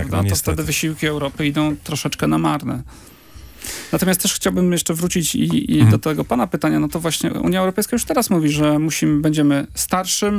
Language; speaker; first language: Polish; native; Polish